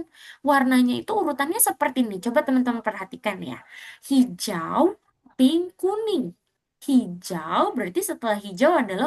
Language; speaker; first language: Indonesian; native; Indonesian